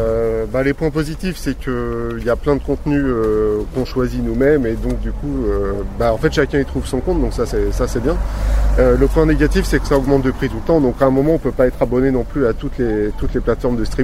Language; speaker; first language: French; native; French